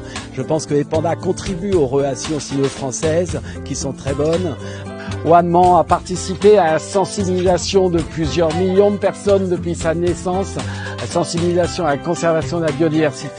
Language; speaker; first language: French; native; French